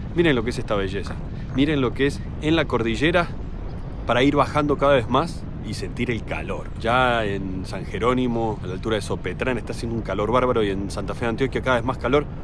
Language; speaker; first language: Spanish; native; Spanish